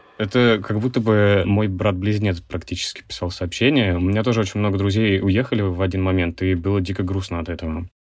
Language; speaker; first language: Russian; native; Russian